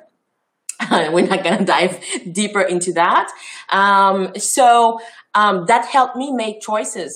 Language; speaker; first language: English; non-native, fluent; Haitian Creole